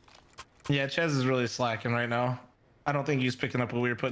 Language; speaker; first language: English; native; English